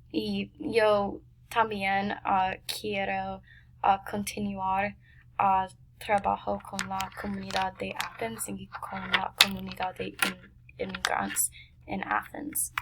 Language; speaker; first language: Spanish; non-native, learner; English